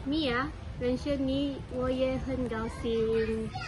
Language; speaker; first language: Chinese; non-native, learner; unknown